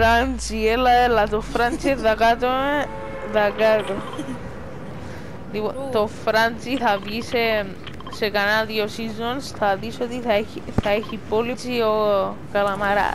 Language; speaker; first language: Greek; native; Greek